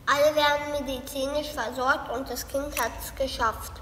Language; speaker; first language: German; native; German